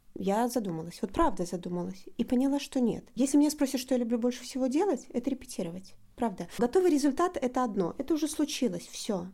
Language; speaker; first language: Russian; native; Russian